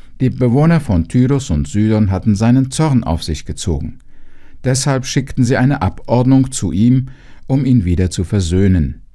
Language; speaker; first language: German; native; German